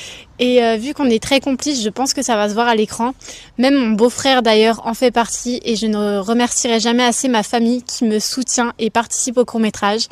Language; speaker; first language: French; native; French